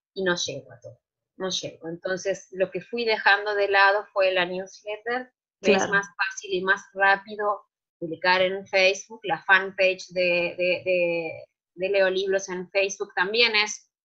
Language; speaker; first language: Spanish; native; Spanish